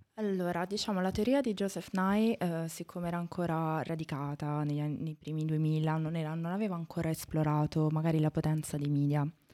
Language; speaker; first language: Italian; native; Italian